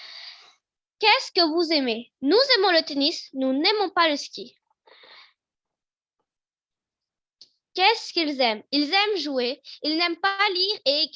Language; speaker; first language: French; non-native, fluent; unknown